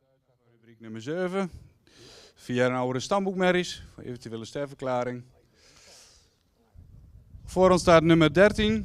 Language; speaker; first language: Dutch; native; Dutch